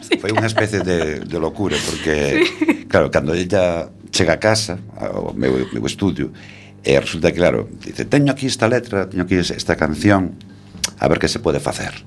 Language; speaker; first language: Galician; non-native, local second language; Spanish